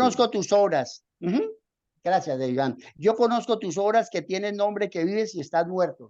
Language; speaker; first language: Spanish; native; Spanish